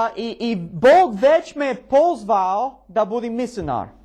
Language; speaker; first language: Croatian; non-native, learner; English